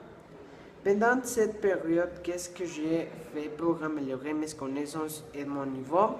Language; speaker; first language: French; non-native, learner; Spanish